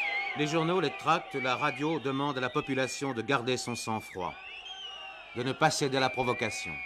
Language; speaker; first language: French; native; French